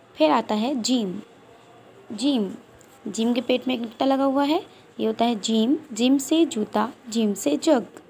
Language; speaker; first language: Urdu; native; Urdu